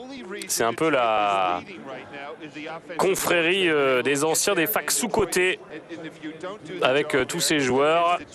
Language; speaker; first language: French; native; French